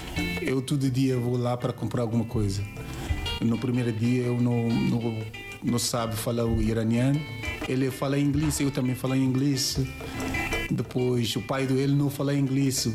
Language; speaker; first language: Portuguese; non-native, learner; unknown